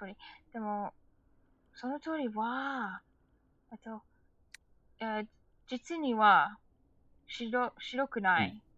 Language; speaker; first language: Japanese; non-native, learner; English